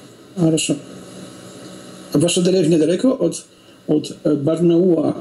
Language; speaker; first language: Russian; non-native, learner; Polish